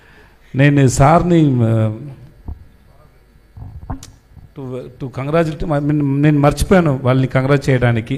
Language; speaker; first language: Telugu; non-native, learner; Tamil